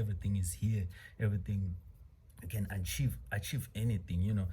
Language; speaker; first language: English; non-native, local second language; Xhosa